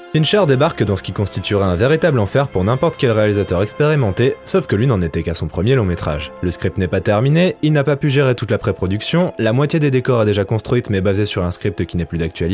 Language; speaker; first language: French; native; French